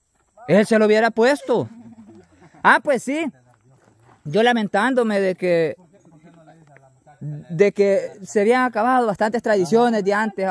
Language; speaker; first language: Spanish; native; Spanish